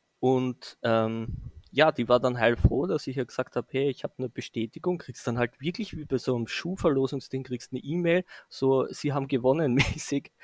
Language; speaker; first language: German; native; German